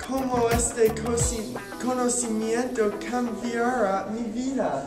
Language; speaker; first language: Spanish; non-native, learner; English